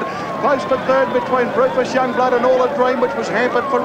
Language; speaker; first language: English; native; English